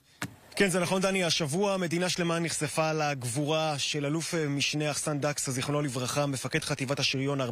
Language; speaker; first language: Hebrew; native; Hebrew